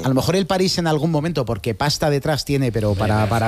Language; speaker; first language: Spanish; native; Spanish